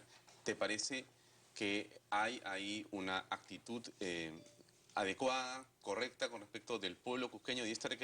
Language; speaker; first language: Spanish; native; Spanish